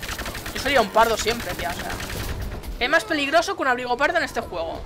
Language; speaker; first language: Spanish; native; Spanish